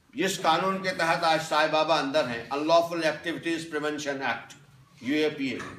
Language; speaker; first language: Hindi; non-native, local second language; Kashmiri